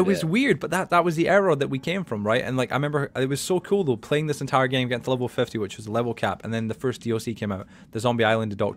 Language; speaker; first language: English; native; English